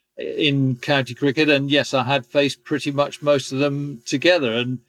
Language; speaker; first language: English; native; English